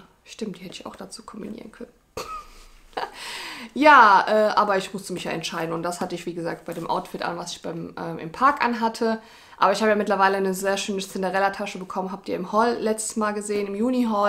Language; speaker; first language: German; native; German